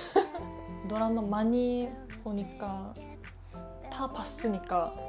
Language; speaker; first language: Korean; non-native, learner; Japanese